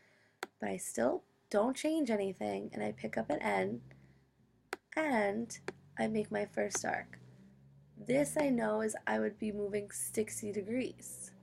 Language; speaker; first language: English; native; English